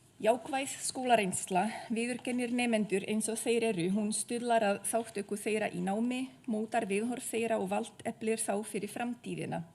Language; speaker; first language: Icelandic; non-native, fluent; Czech